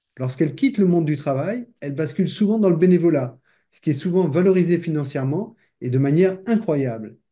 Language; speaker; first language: French; native; French